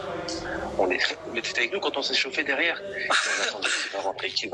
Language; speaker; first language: French; native; French